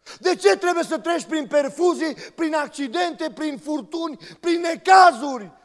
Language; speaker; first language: Romanian; native; Romanian